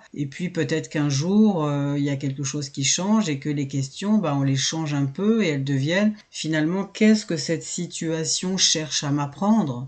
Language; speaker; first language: French; native; French